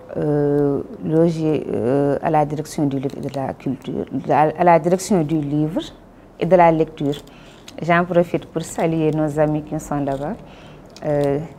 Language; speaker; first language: French; non-native, local second language; Wolof